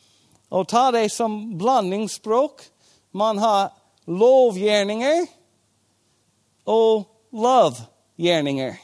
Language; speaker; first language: Norwegian; non-native, fluent; English